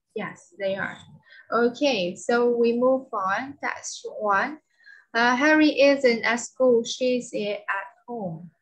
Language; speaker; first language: English; non-native, fluent; Vietnamese